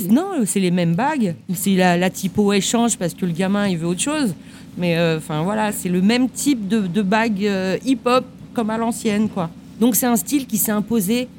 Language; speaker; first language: French; native; French